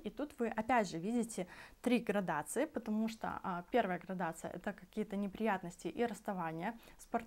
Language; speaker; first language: Russian; native; Russian